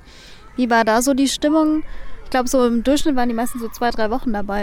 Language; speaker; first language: German; native; German